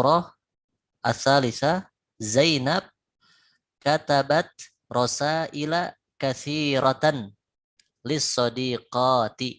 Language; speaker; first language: Arabic; non-native, fluent; Indonesian